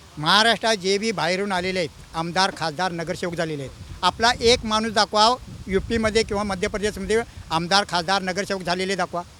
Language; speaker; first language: Marathi; native; Marathi